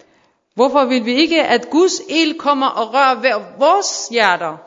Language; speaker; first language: Danish; non-native, fluent; Persian